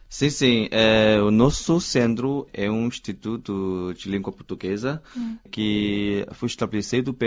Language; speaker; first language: Portuguese; non-native, fluent; Chinese